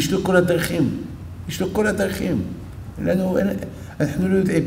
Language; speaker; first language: Hebrew; non-native, fluent; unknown